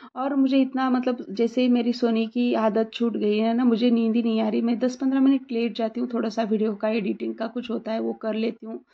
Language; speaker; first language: Hindi; non-native, local second language; Marathi